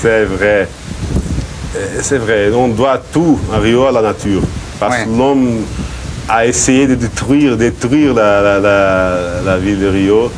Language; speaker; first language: French; non-native, fluent; Portuguese